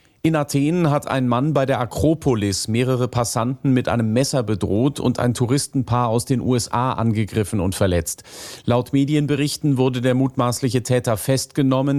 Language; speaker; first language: German; native; German